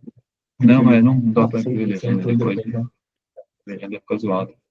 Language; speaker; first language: Portuguese; native; Portuguese